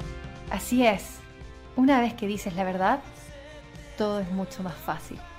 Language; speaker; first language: Spanish; native; Spanish